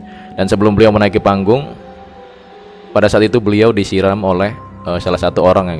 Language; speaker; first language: Indonesian; native; Indonesian